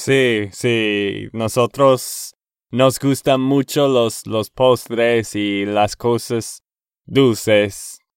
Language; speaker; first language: Spanish; non-native, learner; English